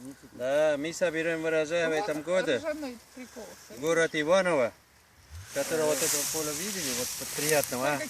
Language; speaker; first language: Russian; non-native, learner; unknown